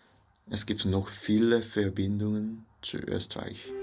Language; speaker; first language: German; non-native, fluent; Korean